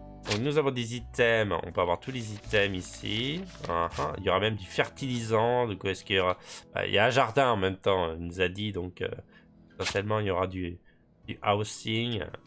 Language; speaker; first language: French; native; French